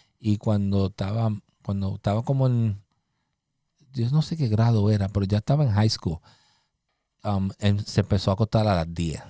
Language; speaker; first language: Spanish; early bilingual, heritage; Spanish